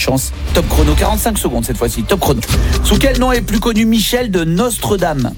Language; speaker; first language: French; native; French